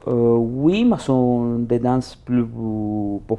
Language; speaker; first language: French; non-native, learner; Italian